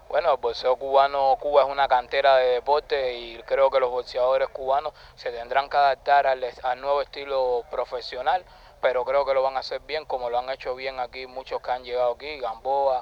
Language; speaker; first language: Spanish; native; Spanish